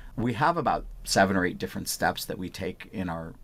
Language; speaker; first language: English; early bilingual, other home language; Punjabi